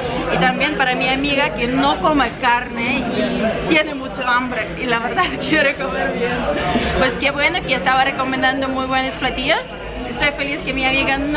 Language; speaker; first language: Spanish; non-native, learner; Russian